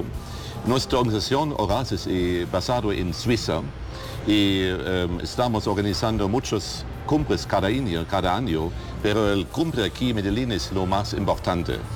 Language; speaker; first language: Spanish; non-native, learner; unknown